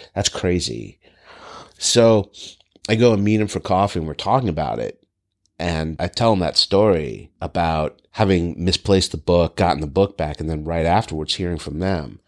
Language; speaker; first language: English; native; English